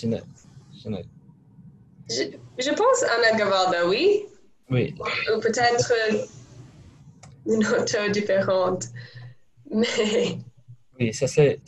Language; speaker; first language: French; non-native, learner; English